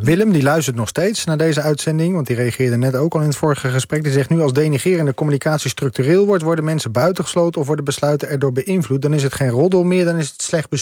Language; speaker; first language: Dutch; native; Dutch